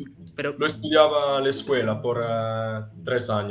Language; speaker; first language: Spanish; non-native, learner; Italian